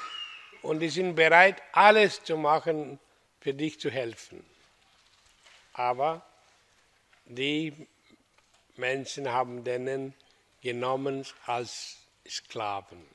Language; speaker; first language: German; non-native, learner; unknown